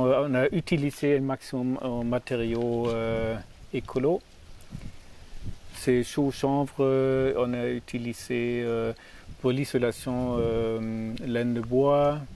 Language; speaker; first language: French; non-native, learner; German